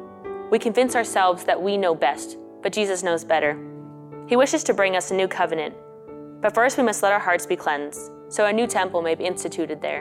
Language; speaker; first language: English; native; English